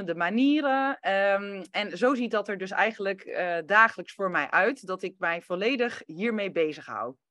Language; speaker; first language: Dutch; early bilingual, other home language; Romanian